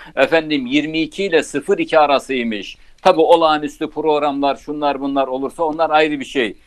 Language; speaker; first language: Turkish; native; Turkish